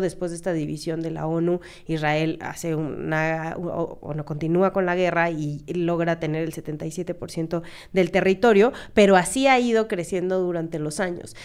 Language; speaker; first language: Spanish; native; Spanish